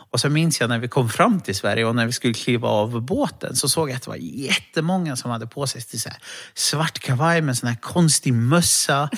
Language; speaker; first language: Swedish; early bilingual, other home language; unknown